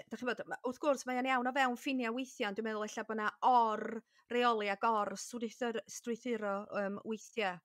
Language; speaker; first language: Welsh; native; Welsh